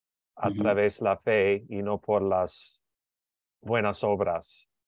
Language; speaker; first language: Spanish; non-native, learner; English